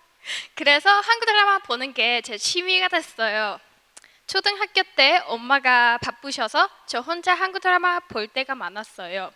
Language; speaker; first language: Korean; non-native, fluent; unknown